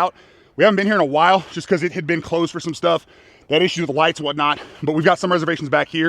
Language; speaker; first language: English; native; English